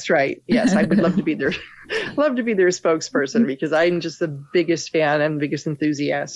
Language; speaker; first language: English; native; English